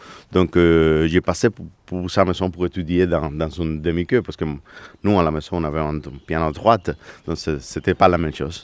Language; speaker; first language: French; non-native, fluent; Spanish